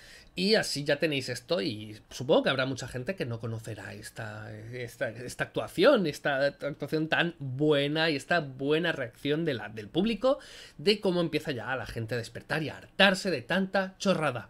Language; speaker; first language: Spanish; native; Spanish